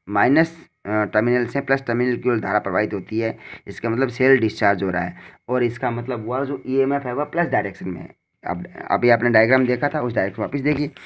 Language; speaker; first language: Hindi; native; Hindi